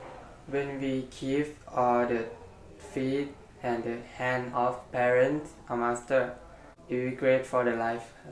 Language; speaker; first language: English; non-native, learner; Thai